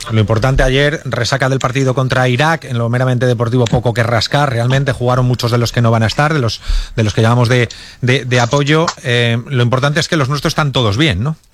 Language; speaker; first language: Spanish; native; Spanish